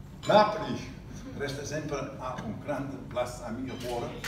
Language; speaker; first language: Italian; non-native, learner; Dutch